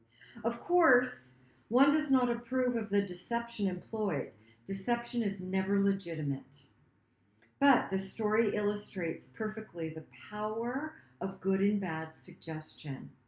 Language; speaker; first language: English; native; English